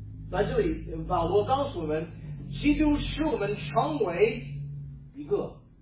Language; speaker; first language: Chinese; non-native, fluent; English